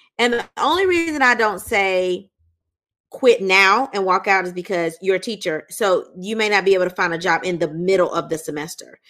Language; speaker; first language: English; native; English